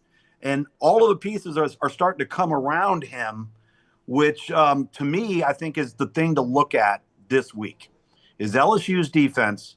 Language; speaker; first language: English; native; English